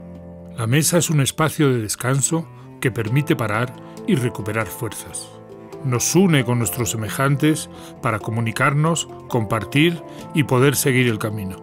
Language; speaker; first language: Spanish; native; Spanish